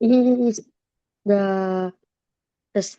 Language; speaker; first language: English; non-native, learner; Vietnamese